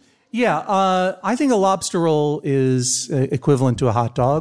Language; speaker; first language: English; native; English